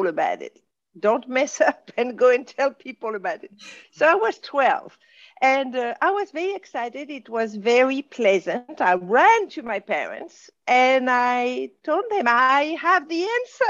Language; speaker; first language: English; non-native, fluent; French